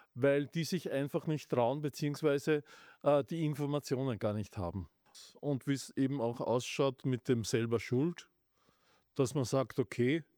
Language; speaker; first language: German; native; German